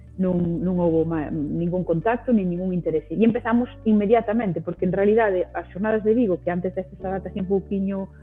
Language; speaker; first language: Galician; native; Galician